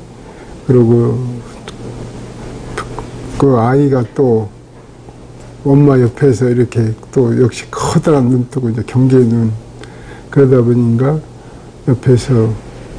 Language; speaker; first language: Korean; native; Korean